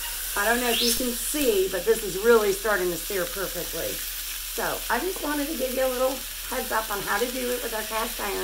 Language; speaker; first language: English; native; English